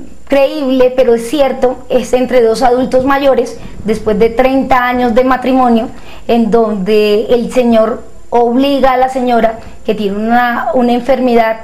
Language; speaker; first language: Spanish; native; Spanish